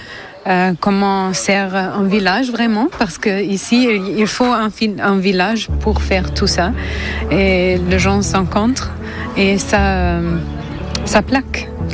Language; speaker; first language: French; non-native, learner; German